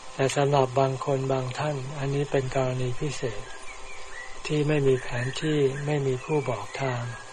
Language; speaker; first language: Thai; native; Thai